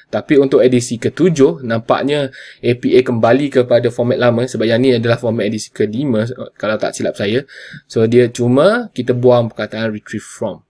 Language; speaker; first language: Malay; non-native, local second language; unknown